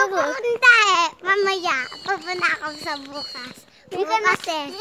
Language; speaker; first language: Filipino; early bilingual, heritage; Filipino